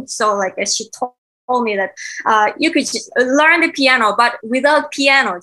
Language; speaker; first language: English; non-native, learner; Japanese